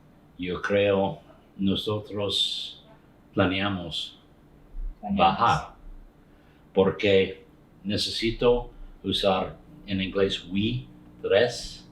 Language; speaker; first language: Spanish; non-native, learner; English